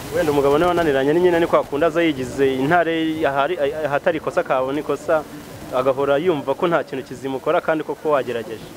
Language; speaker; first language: Kinyarwanda; native; Kinyarwanda